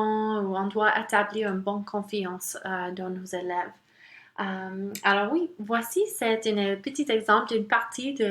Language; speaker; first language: French; non-native, local second language; English